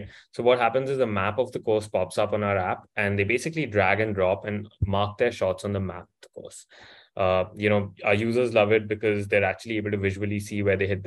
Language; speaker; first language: English; non-native, local second language; Hindi